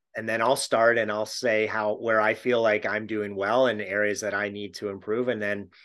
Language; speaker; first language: English; native; English